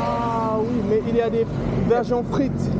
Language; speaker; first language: French; non-native, learner; English